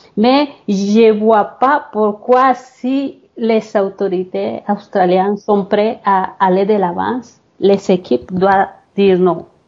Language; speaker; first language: French; non-native, fluent; Spanish